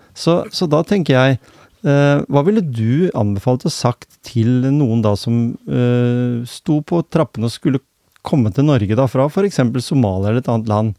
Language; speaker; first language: Norwegian; native; Norwegian